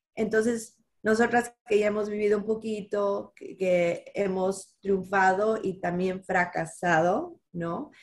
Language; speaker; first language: Spanish; early bilingual, heritage; Spanish